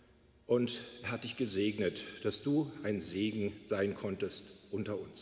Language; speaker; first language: German; native; German